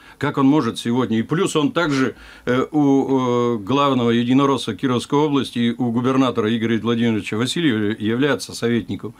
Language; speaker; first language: Russian; native; Russian